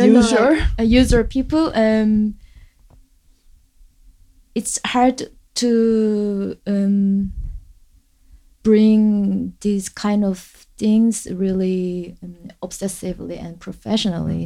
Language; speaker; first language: English; non-native, fluent; Korean